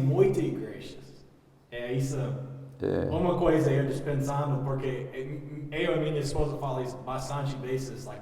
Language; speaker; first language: Portuguese; non-native, learner; English